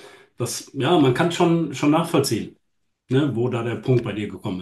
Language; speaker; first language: German; native; German